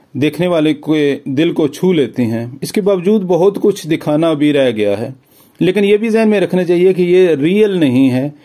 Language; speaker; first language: Urdu; non-native, local second language; Pahari-Potwari